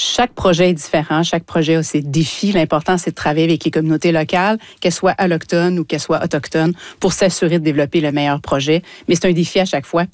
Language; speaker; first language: French; native; French